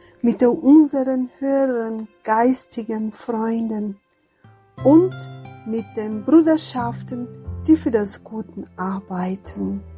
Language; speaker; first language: German; non-native, fluent; Portuguese